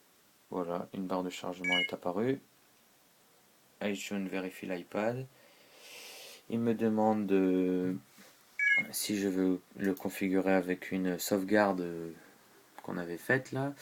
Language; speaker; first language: French; native; French